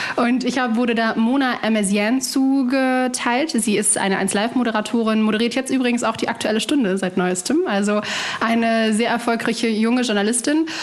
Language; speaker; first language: German; early bilingual, other home language; Arabic